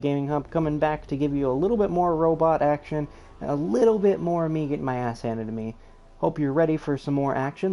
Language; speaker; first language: English; native; English